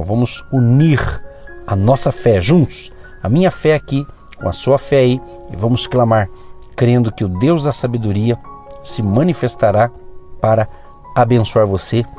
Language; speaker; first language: Portuguese; native; Portuguese